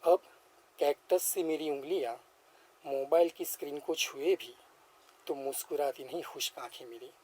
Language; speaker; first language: Hindi; non-native, local second language; Gujarati